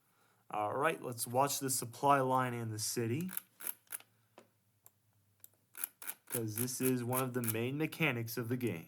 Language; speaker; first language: English; native; English